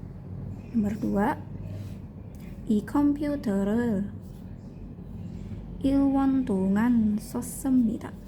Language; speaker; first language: Korean; non-native, learner; Indonesian